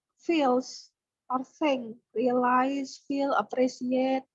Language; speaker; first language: English; non-native, fluent; Indonesian